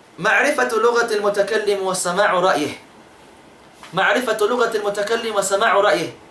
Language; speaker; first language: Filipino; non-native, local second language; Cebuano